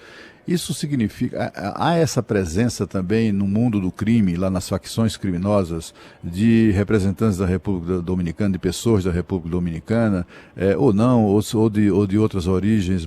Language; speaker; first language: Portuguese; native; Portuguese